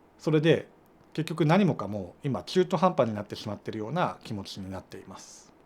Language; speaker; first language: Japanese; native; Japanese